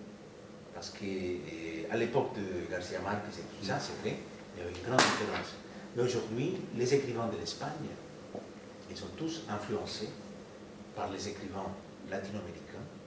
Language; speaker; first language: French; non-native, fluent; Spanish